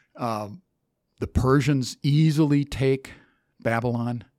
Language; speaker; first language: English; native; English